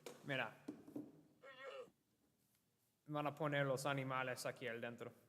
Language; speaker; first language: Spanish; early bilingual, heritage; Spanish